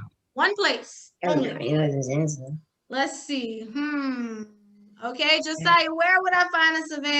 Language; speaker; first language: English; native; English